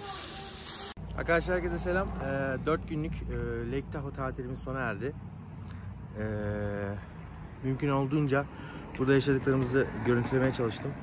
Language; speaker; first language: Turkish; native; Turkish